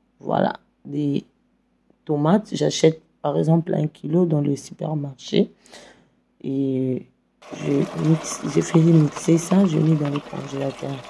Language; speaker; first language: French; non-native, local second language; Lingala